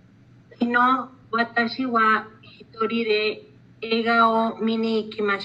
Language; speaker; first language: Japanese; non-native, learner; Spanish